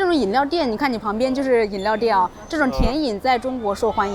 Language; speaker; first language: Chinese; native; Chinese